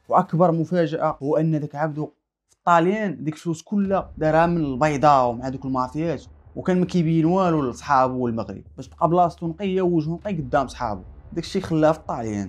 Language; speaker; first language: Arabic; native; Arabic